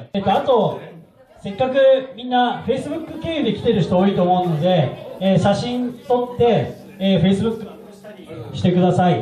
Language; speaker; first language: Japanese; native; Japanese